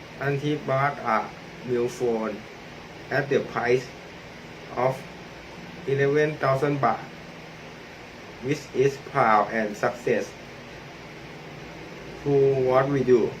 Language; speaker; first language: English; non-native, learner; Thai